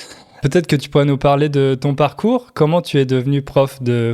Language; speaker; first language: French; native; French